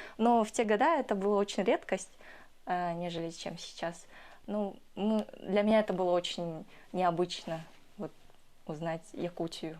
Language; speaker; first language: Russian; early bilingual, other home language; Kyrgyz